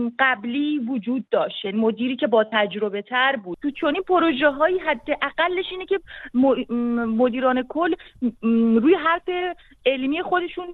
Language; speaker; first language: Persian; native; Persian